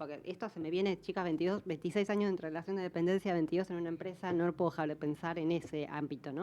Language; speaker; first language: Spanish; native; Spanish